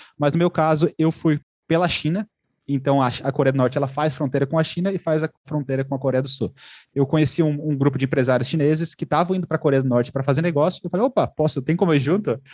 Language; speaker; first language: Portuguese; native; Portuguese